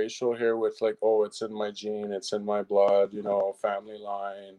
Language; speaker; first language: English; early bilingual, other home language; French